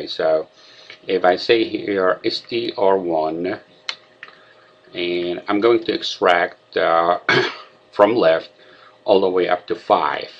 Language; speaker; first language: English; non-native, fluent; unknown